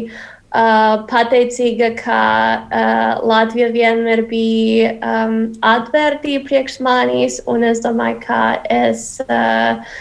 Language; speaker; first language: Latvian; non-native, learner; Spanish